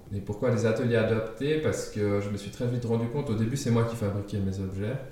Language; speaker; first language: French; non-native, fluent; German